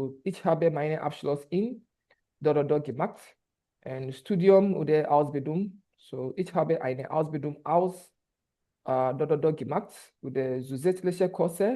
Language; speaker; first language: German; non-native, fluent; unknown